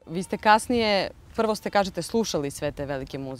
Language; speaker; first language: Serbian; native; Serbian